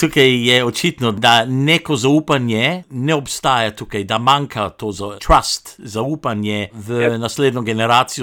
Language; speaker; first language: Slovenian; non-native, local second language; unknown